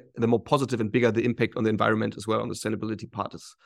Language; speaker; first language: English; non-native, fluent; German